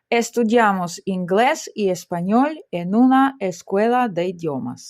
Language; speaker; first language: Spanish; non-native, fluent; Ukrainian